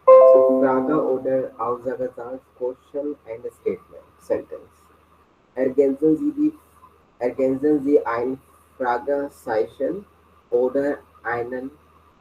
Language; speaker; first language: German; non-native, fluent; Hindi